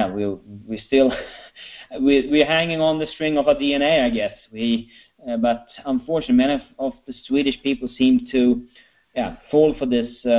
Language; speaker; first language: English; non-native, fluent; Swedish